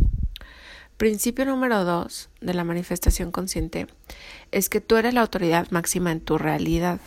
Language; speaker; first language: Spanish; native; Spanish